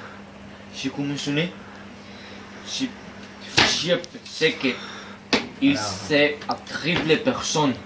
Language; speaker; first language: French; non-native, learner; Spanish